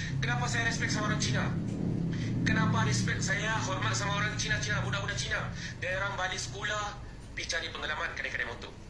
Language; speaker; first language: Malay; non-native, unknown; Bangla